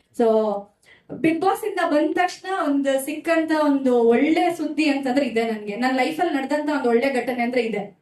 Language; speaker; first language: Kannada; native; Kannada